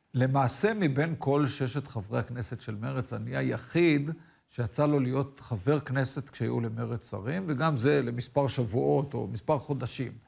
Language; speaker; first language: Hebrew; native; Hebrew